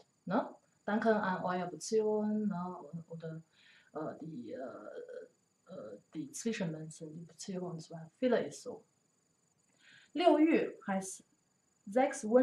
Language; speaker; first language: German; non-native, learner; Chinese